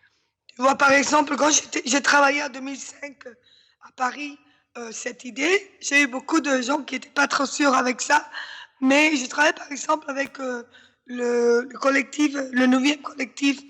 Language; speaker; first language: French; non-native, fluent; Spanish